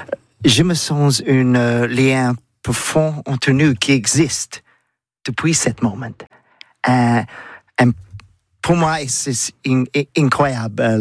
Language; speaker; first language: French; non-native, learner; English